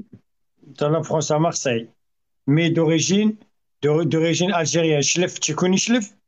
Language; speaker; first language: French; non-native, learner; Arabic